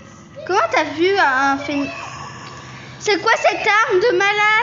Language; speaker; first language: French; native; French